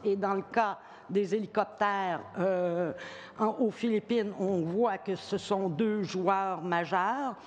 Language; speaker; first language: French; native; French